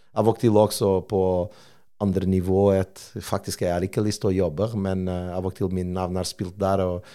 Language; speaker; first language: Norwegian; non-native, fluent; Portuguese